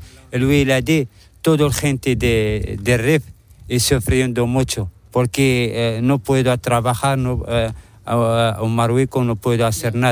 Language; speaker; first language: Spanish; non-native, learner; Arabic